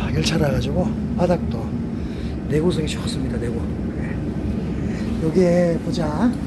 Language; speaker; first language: Korean; native; Korean